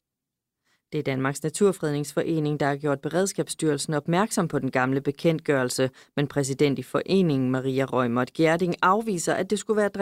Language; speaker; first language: Danish; native; Danish